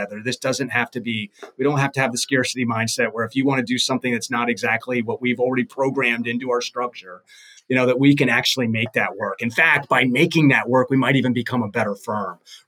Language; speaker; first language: English; native; English